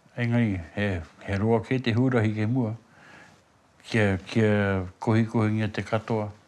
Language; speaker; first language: Māori; native; Māori